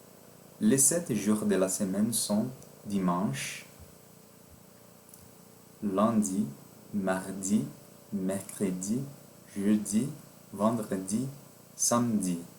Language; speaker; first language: French; non-native, fluent; Portuguese